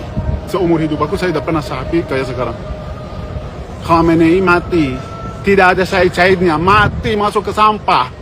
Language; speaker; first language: Indonesian; non-native, learner; Persian